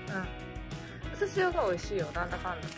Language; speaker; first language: Japanese; native; Japanese